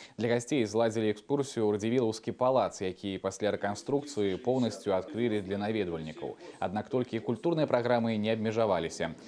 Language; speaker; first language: Belarusian; native; Belarusian